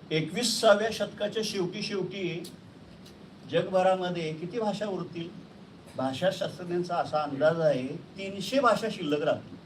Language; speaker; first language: Marathi; native; Marathi